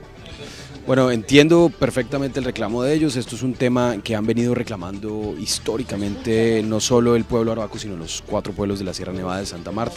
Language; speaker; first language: Spanish; native; Spanish